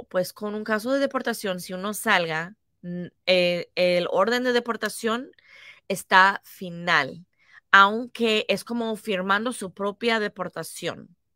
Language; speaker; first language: Spanish; non-native, fluent; English